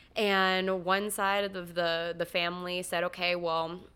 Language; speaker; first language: English; native; English